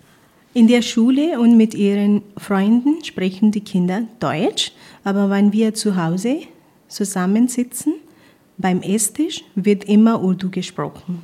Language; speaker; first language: German; non-native, fluent; Punjabi